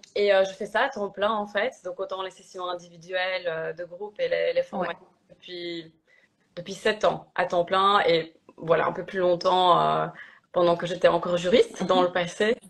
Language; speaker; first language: French; early bilingual, other home language; Polish